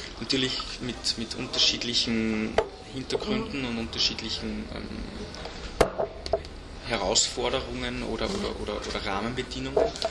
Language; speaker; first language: German; native; German